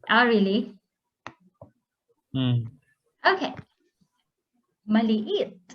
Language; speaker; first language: English; non-native, local second language; Filipino